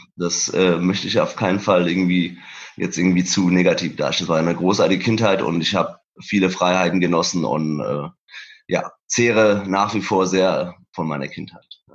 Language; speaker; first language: German; early bilingual, other home language; Persian